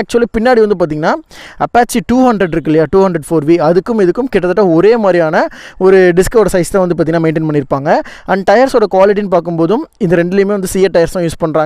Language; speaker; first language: Tamil; native; Tamil